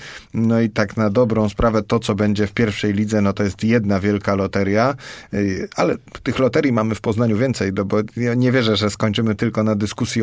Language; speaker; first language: Polish; native; Polish